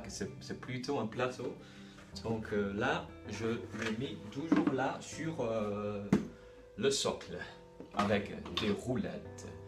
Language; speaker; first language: French; non-native, learner; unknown